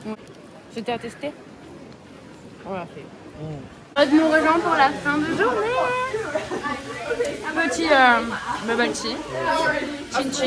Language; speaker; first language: French; native; French